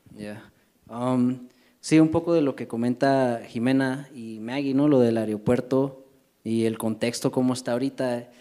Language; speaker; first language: Spanish; early bilingual, heritage; Spanish